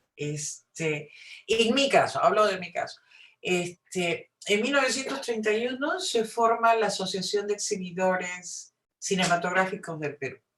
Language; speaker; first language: Spanish; native; Spanish